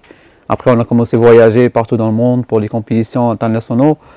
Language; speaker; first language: French; non-native, local second language; Arabic